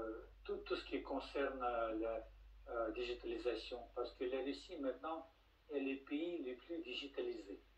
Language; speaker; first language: French; non-native, fluent; Russian